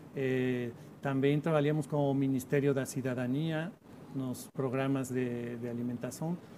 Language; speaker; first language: Portuguese; non-native, learner; Spanish